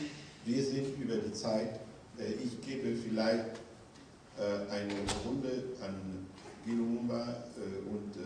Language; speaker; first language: German; non-native, fluent; French